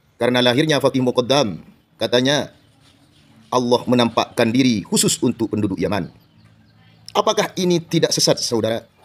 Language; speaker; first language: Indonesian; non-native, local second language; Madurese